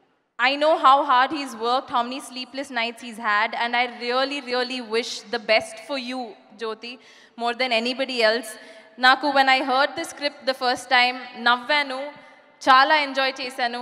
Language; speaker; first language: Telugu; non-native, learner; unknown